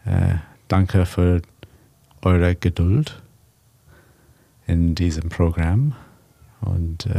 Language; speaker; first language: German; non-native, learner; English